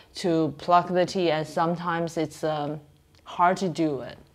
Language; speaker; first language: English; non-native, fluent; Chinese